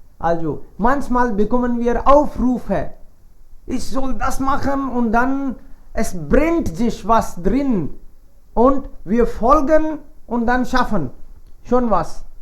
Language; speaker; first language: German; non-native, fluent; Hindi